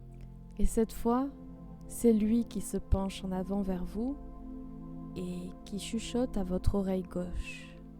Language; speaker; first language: French; native; French